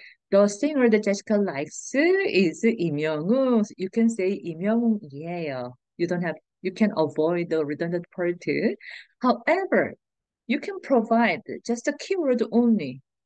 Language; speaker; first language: English; non-native, fluent; Korean